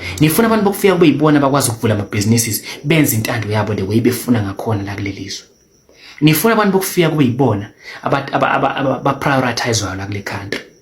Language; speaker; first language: Zulu; native; Zulu